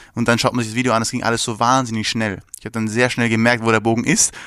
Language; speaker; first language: German; early bilingual, other home language; Persian